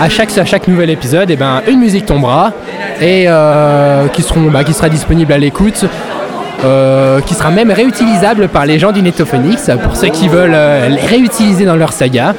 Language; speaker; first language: French; native; French